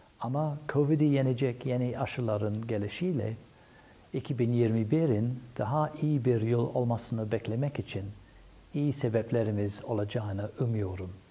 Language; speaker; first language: Turkish; non-native, fluent; English